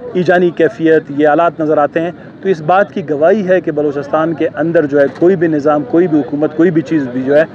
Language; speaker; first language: Urdu; non-native, local second language; Baluchi